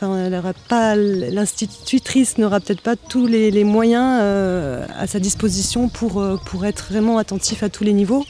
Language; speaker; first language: French; native; French